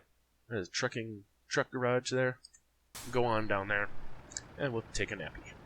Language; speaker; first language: English; native; English